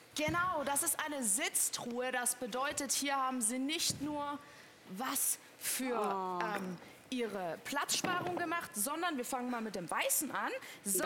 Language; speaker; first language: German; native; German